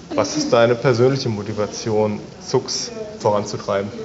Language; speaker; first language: German; native; German